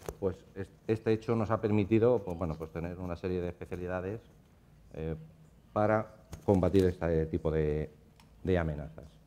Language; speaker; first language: Spanish; native; Spanish